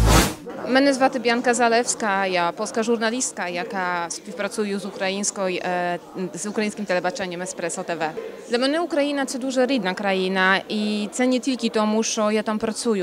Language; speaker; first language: Polish; non-native, learner; Ukrainian